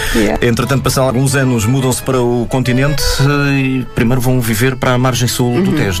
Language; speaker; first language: Portuguese; native; Portuguese